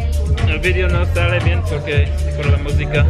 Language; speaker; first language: Spanish; non-native, learner; English